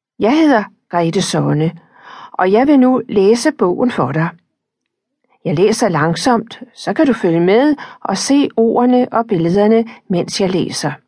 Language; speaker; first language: Danish; native; Danish